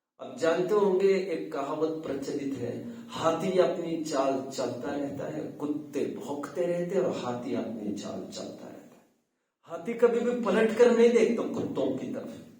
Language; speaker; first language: Hindi; native; Hindi